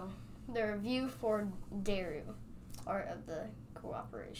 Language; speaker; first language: English; native; English